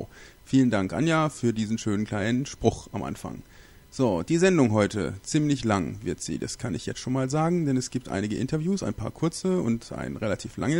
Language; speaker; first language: German; native; German